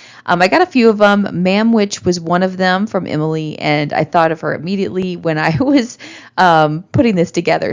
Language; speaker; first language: English; native; English